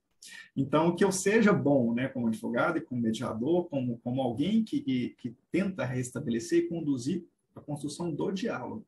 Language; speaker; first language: Portuguese; native; Portuguese